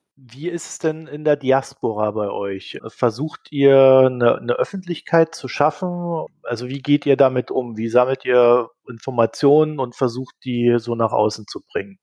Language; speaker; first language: German; native; German